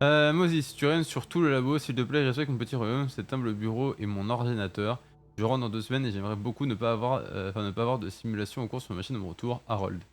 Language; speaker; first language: French; native; French